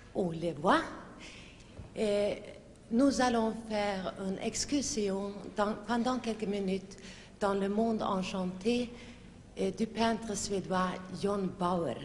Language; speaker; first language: French; non-native, fluent; Swedish